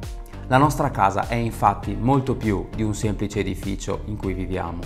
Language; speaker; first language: Italian; native; Italian